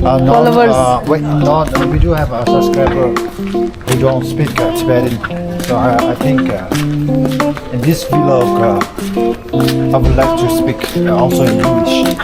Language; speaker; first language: English; non-native, fluent; Tibetan